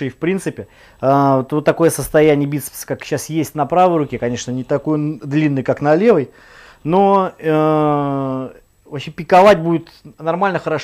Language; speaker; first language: Russian; native; Russian